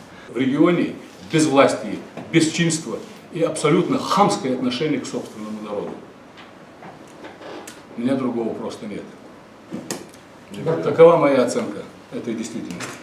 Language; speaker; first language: Russian; non-native, local second language; Ingush